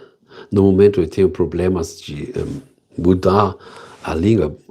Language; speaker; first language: Portuguese; non-native, learner; German